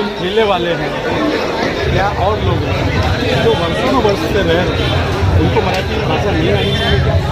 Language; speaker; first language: Hindi; non-native, local second language; Marathi